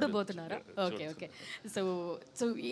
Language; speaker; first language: Telugu; native; Telugu